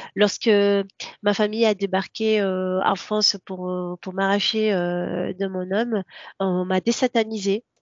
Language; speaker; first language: French; non-native, local second language; Comorian